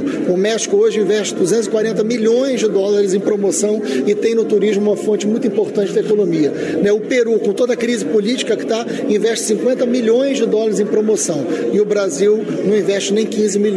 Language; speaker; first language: Portuguese; native; Portuguese